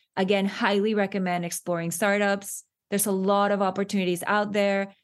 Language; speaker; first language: English; non-native, fluent; Spanish